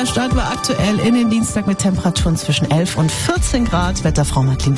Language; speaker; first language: German; native; German